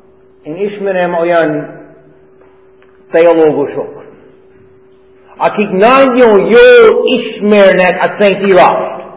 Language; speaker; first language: Hungarian; non-native, fluent; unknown